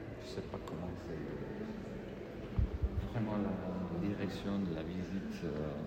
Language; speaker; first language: French; non-native, learner; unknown